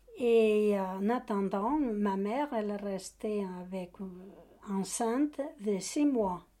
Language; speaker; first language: French; non-native, learner; Portuguese